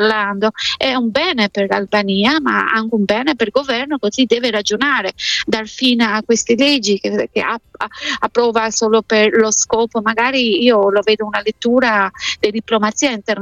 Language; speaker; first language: Italian; non-native, fluent; Albanian